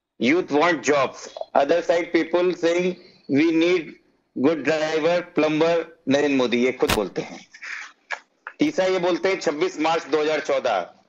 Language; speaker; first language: Hindi; native; Hindi